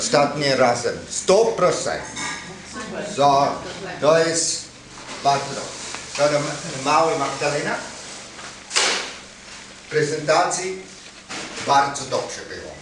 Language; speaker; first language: Polish; non-native, learner; German